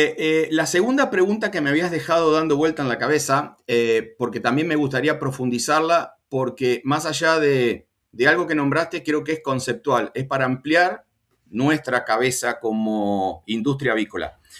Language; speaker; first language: Spanish; native; Spanish